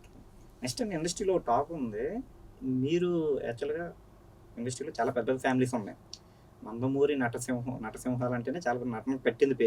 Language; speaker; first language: Telugu; native; Telugu